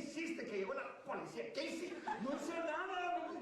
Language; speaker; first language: Spanish; early bilingual, heritage; Spanish